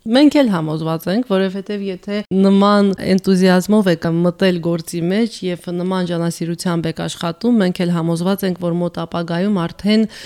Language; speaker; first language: Armenian; native; Armenian